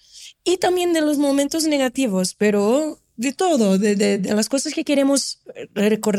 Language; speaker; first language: Spanish; non-native, fluent; Portuguese